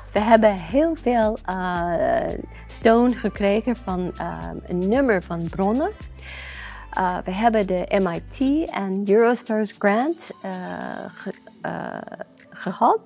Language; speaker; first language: Dutch; non-native, learner; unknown